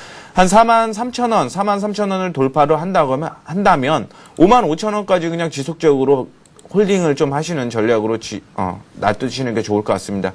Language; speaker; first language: Korean; native; Korean